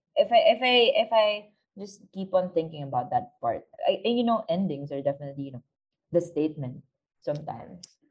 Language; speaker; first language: English; non-native, local second language; Filipino